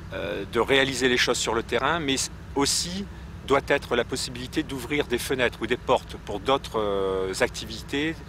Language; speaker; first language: French; native; French